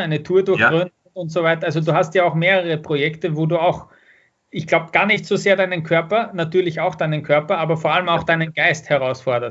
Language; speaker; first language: German; native; German